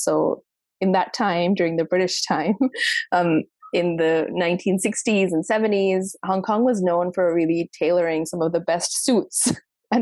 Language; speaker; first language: English; non-native, local second language; Sindhi